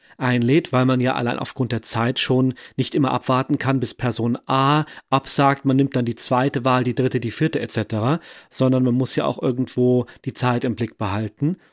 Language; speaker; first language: German; native; German